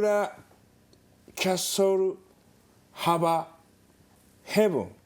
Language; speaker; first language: English; non-native, learner; Japanese